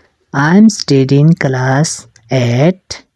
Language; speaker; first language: English; non-native, learner; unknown